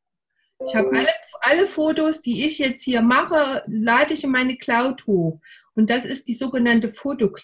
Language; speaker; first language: German; native; German